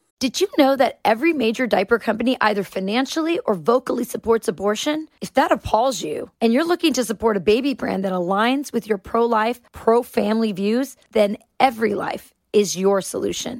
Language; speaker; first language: English; native; English